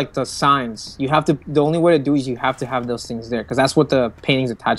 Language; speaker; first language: English; native; English